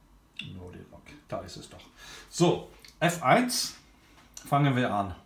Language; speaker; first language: German; non-native, learner; English